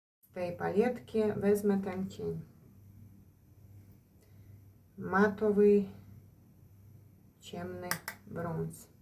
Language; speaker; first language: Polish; non-native, fluent; Ukrainian